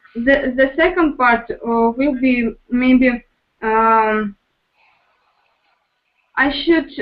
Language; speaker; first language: English; non-native, learner; Russian